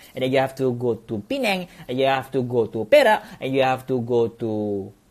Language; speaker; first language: English; non-native, local second language; Malay